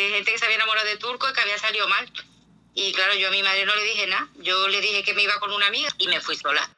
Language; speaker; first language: Spanish; native; Spanish